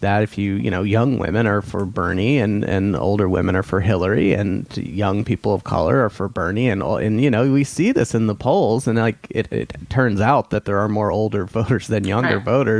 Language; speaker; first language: English; native; English